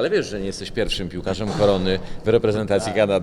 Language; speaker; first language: Polish; native; Polish